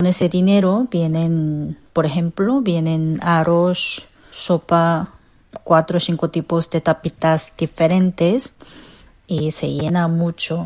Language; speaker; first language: Spanish; non-native, learner; Korean